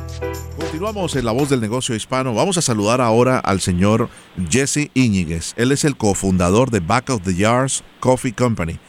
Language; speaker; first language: Spanish; native; Spanish